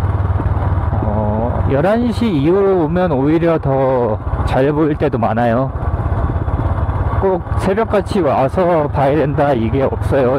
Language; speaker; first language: Korean; native; Korean